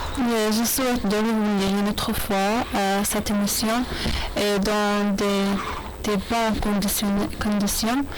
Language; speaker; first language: French; non-native, learner; Arabic